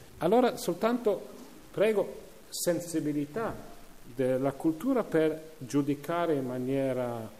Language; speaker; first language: Italian; non-native, fluent; English